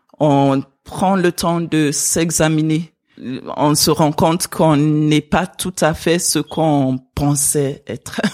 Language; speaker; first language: French; non-native, fluent; English